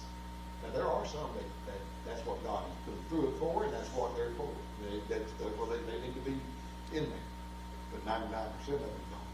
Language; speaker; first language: English; native; English